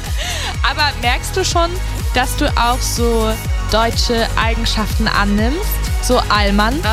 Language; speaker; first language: German; native; German